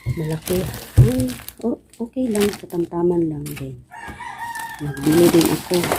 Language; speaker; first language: Filipino; non-native, local second language; Cebuano